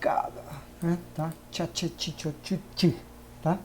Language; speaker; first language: Portuguese; native; Portuguese